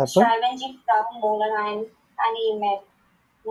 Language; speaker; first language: German; non-native, learner; Bangla